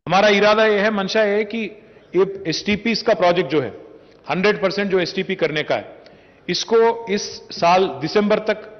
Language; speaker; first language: Hindi; non-native, local second language; Telugu